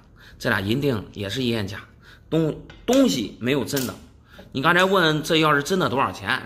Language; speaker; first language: Chinese; native; Chinese